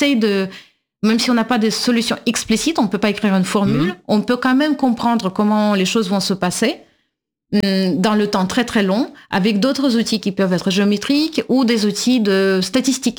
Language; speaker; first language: French; non-native, fluent; Russian